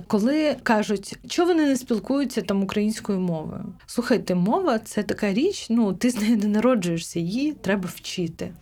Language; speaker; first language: Ukrainian; non-native, local second language; Crimean Tatar